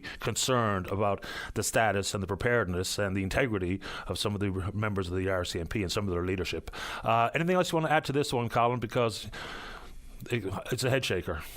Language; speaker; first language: English; native; English